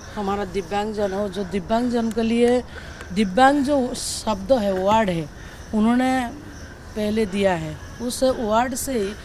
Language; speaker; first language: Hindi; non-native, local second language; Bangla